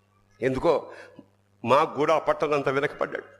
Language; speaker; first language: Telugu; native; Telugu